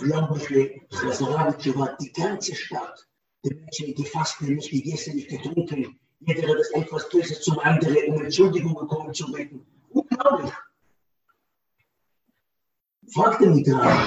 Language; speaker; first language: German; non-native, learner; Hebrew